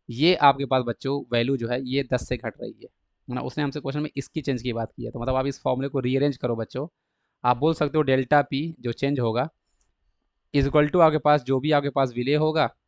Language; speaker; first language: Hindi; native; Hindi